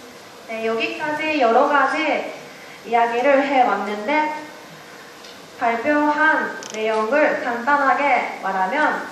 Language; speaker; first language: Korean; non-native, learner; Japanese